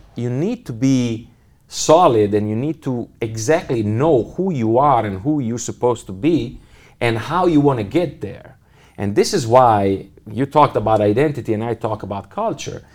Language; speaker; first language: English; non-native, fluent; Italian